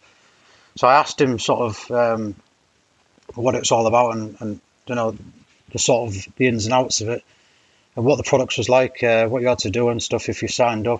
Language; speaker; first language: English; native; English